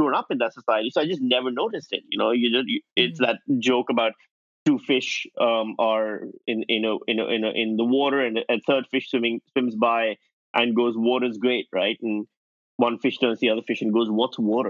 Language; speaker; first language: English; non-native, local second language; Urdu